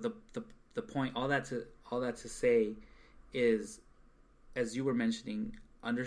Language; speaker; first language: English; native; English